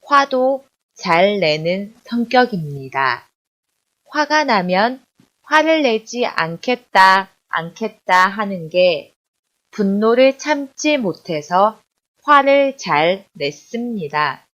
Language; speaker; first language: Korean; non-native, fluent; Chinese